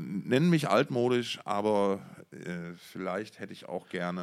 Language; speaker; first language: German; native; German